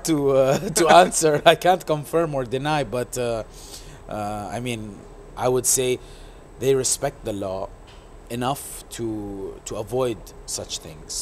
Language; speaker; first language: English; non-native, local second language; Arabic